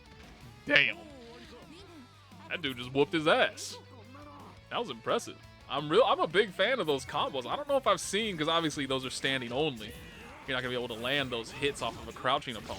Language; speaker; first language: English; native; English